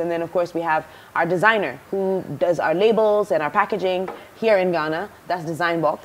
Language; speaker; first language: English; non-native, local second language; Akan